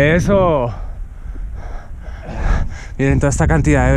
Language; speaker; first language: Spanish; native; Spanish